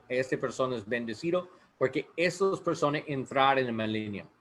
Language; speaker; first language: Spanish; non-native, learner; English